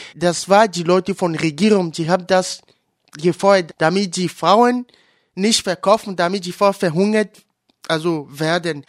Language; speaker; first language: German; non-native, learner; Ewe